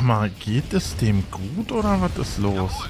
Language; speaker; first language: German; native; German